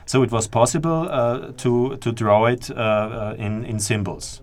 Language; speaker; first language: English; non-native, fluent; German